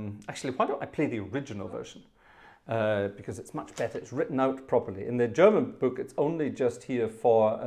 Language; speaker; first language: English; native; English